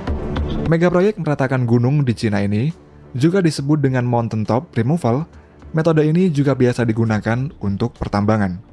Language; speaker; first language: Indonesian; native; Indonesian